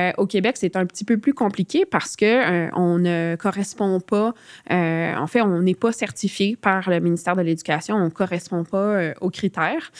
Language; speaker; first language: French; native; French